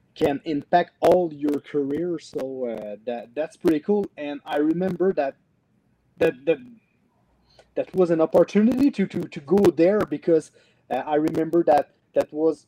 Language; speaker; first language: English; non-native, learner; French